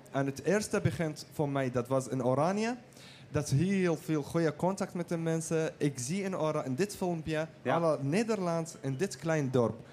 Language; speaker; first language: Dutch; non-native, learner; Arabic